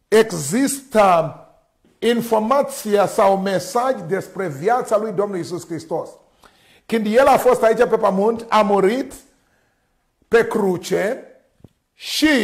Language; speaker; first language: Romanian; non-native, learner; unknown